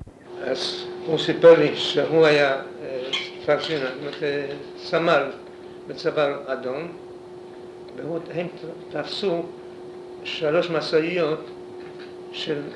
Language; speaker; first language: Hebrew; non-native, fluent; Polish